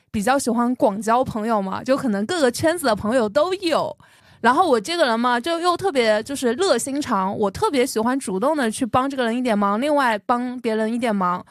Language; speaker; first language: Chinese; native; Chinese